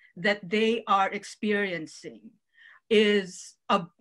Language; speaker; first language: English; non-native, local second language; Waray